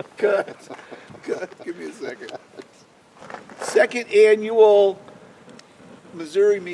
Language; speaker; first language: English; native; English